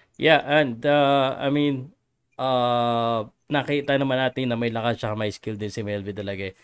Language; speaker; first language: Filipino; native; Filipino